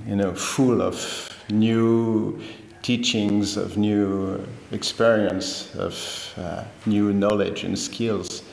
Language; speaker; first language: English; non-native, fluent; French